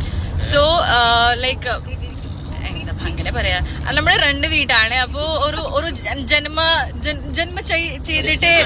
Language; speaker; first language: Malayalam; non-native, learner; Hindi